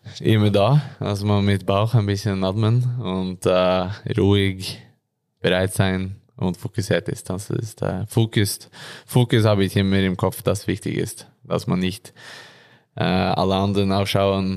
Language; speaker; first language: German; non-native, learner; Norwegian